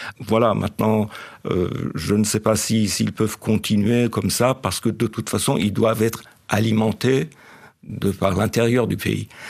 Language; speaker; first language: French; non-native, fluent; Persian